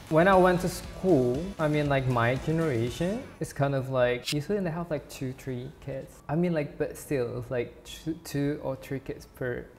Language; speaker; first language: English; non-native, fluent; Indonesian